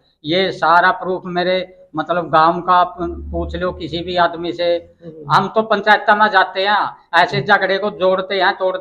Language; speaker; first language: Hindi; non-native, local second language; Haryanvi